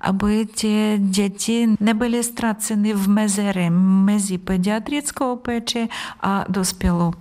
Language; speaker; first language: Czech; non-native, fluent; Ukrainian